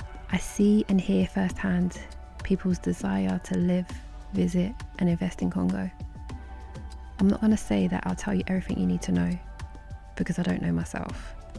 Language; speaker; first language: English; native; English